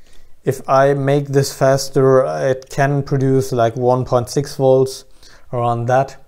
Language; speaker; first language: English; non-native, fluent; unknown